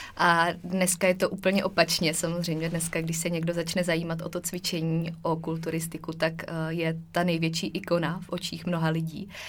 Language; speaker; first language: Czech; native; Czech